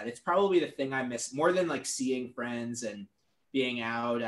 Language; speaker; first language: English; native; English